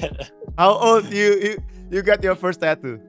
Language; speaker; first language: English; non-native, fluent; Indonesian